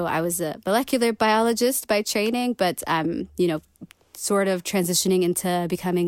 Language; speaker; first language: English; native; English